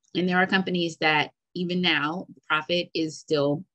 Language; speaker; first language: English; native; English